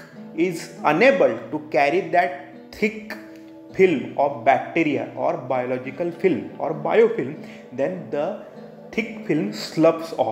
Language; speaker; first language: English; non-native, local second language; Hindi